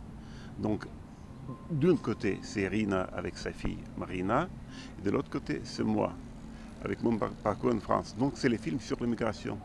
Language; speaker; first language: French; non-native, fluent; Russian